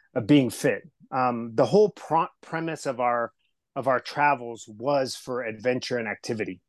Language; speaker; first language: English; early bilingual, other home language; Spanish